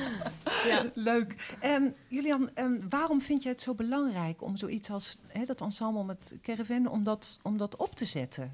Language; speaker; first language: Dutch; native; Dutch